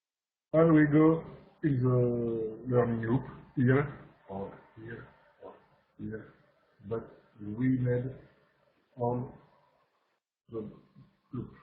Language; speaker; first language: English; non-native, learner; French